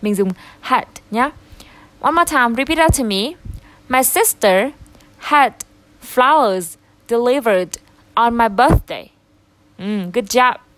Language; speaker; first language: English; non-native, fluent; Vietnamese